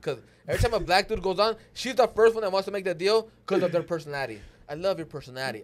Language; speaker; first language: English; early bilingual, other home language; Spanish